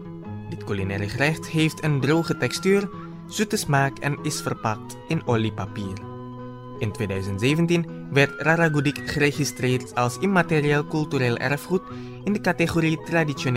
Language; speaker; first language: Dutch; non-native, fluent; Indonesian